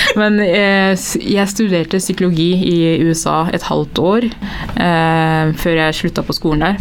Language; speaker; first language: Norwegian; early bilingual, other home language; Tigrinya